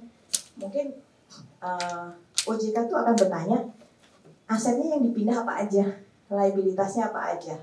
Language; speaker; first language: Indonesian; native; Indonesian